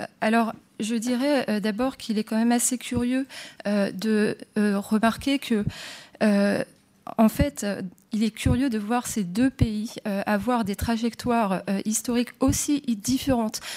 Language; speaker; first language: French; native; French